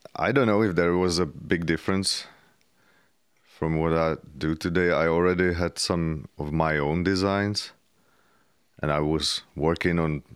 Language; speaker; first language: English; non-native, fluent; Czech